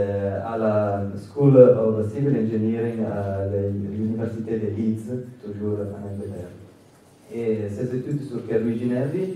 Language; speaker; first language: French; non-native, fluent; Italian